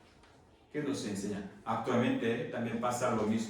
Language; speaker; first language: Spanish; non-native, fluent; Korean